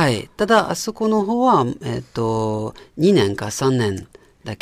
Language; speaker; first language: Japanese; non-native, learner; French